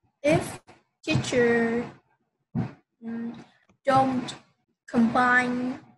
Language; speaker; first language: English; non-native, learner; Vietnamese